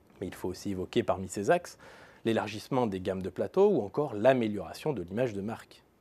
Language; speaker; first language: French; native; French